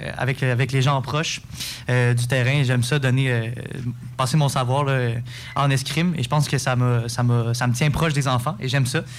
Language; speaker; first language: French; native; French